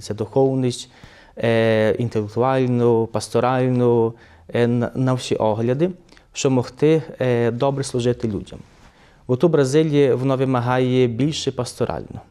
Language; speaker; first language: Ukrainian; early bilingual, heritage; Ukrainian